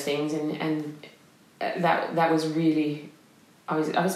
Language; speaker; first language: English; native; English